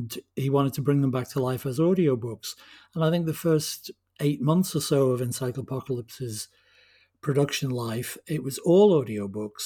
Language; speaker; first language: English; native; English